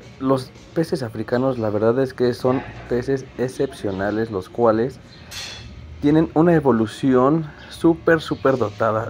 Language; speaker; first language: Spanish; native; Spanish